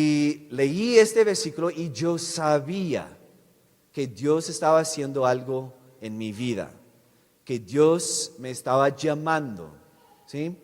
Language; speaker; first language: Spanish; non-native, fluent; English